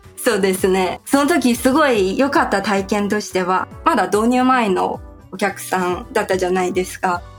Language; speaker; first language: Japanese; non-native, fluent; Chinese